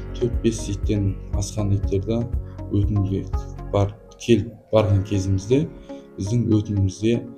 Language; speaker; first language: Kazakh; native; Kazakh